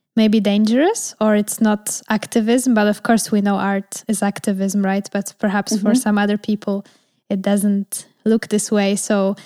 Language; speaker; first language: English; non-native, fluent; Polish